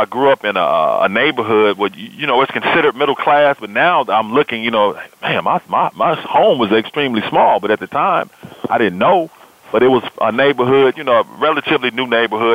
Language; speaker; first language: English; native; English